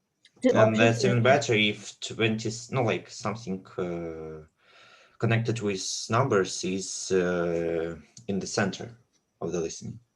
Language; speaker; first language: English; non-native, learner; Russian